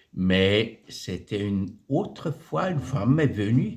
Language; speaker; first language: French; non-native, fluent; German